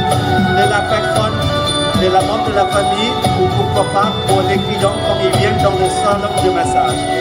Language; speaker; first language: French; non-native, fluent; Thai